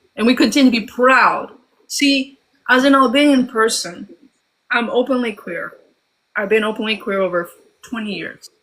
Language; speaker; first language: English; early bilingual, other home language; Albanian